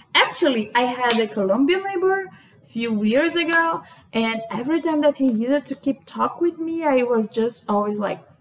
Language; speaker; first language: English; non-native, fluent; Portuguese